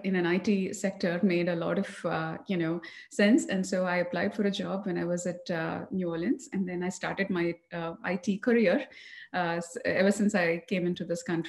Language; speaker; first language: English; non-native, local second language; Tamil